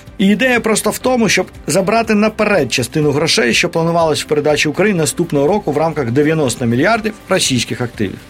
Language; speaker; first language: Ukrainian; non-native, local second language; Russian